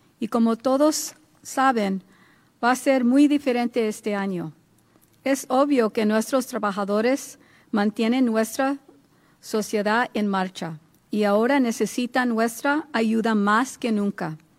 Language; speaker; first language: Spanish; early bilingual, heritage; Spanish